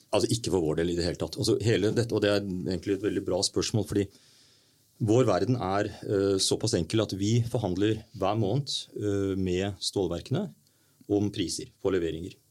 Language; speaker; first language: Norwegian; native; Norwegian